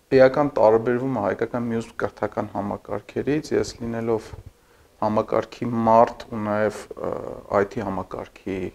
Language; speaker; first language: Armenian; native; Armenian